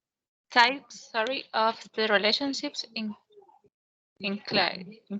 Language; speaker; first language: English; non-native, learner; Spanish